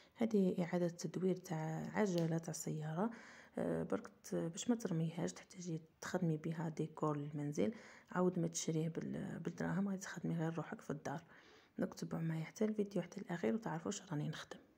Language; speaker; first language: Arabic; native; Arabic